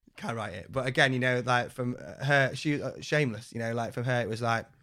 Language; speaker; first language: English; native; English